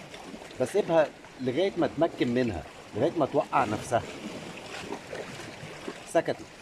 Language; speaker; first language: Arabic; native; Arabic